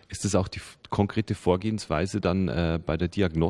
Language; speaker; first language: German; native; German